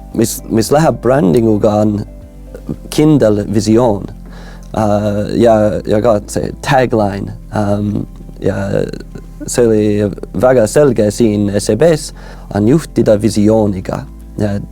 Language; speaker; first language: Estonian; non-native, fluent; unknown